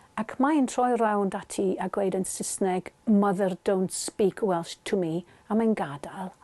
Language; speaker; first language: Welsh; non-native, fluent; German